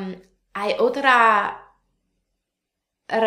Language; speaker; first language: Spanish; non-native, fluent; French